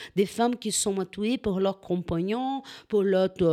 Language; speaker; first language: French; non-native, fluent; Portuguese